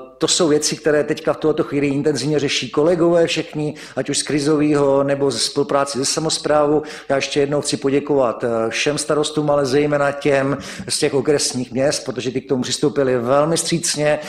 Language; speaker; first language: Czech; native; Czech